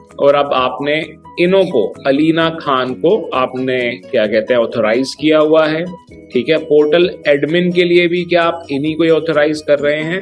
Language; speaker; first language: Hindi; native; Hindi